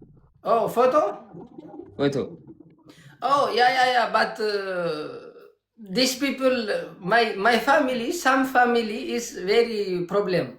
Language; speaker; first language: English; non-native, learner; Tigrinya